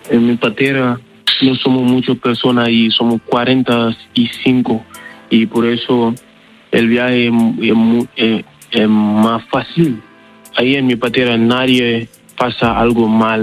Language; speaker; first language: Spanish; non-native, learner; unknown